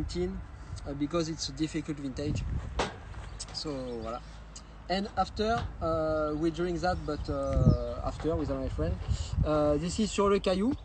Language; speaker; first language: English; non-native, learner; French